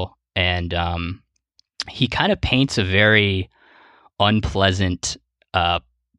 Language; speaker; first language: English; native; English